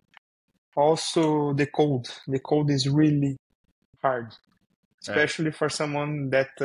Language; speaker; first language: English; non-native, fluent; Portuguese